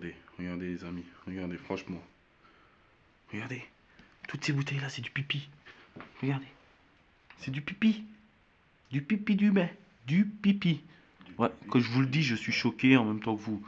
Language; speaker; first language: French; native; French